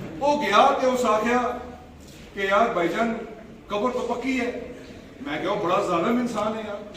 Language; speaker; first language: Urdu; non-native, local second language; Punjabi